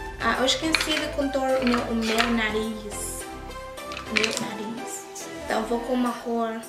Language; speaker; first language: Portuguese; early bilingual, heritage; English